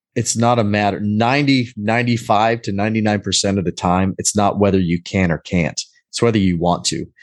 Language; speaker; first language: English; native; English